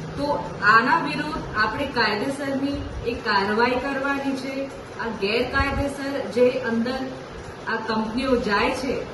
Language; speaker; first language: Gujarati; non-native, local second language; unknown